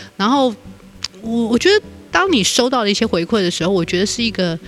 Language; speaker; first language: Chinese; native; Chinese